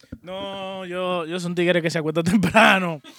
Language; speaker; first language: Spanish; native; Spanish